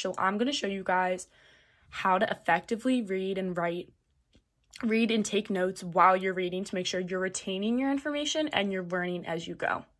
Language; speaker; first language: English; native; English